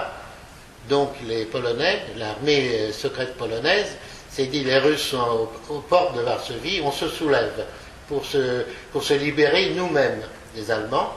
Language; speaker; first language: French; early bilingual, other home language; Polish